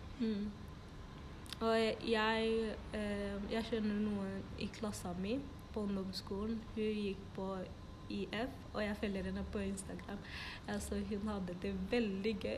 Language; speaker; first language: Norwegian; early bilingual, other home language; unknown